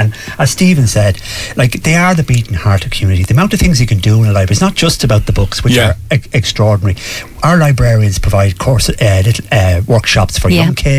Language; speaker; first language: English; native; English